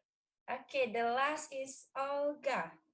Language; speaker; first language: English; non-native, learner; Indonesian